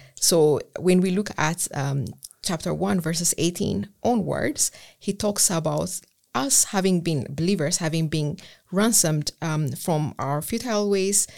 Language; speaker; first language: English; non-native, fluent; Amharic